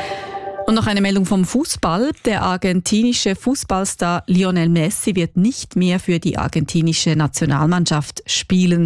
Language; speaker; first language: German; native; German